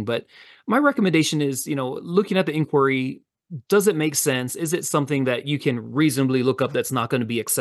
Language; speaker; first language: English; native; English